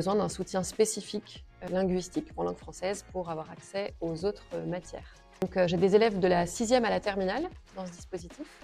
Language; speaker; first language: French; native; French